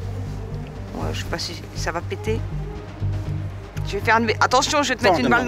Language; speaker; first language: French; native; French